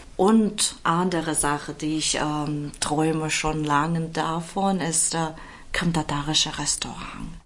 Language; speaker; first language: German; non-native, fluent; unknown